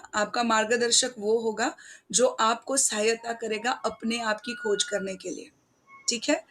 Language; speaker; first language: Hindi; non-native, local second language; Marathi